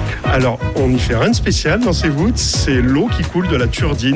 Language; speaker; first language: French; native; French